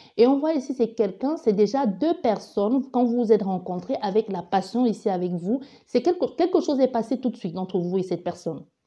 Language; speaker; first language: French; native; French